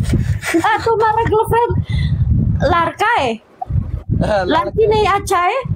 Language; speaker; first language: Hindi; non-native, learner; Pashto